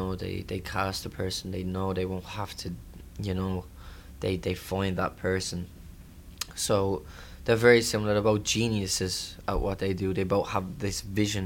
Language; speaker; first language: English; native; English